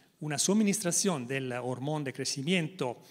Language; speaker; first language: Spanish; non-native, learner; Italian